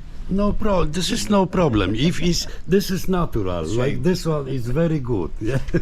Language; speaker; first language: English; non-native, learner; Polish